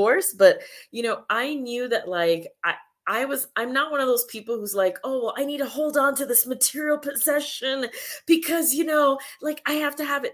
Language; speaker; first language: English; early bilingual, other home language; Spanish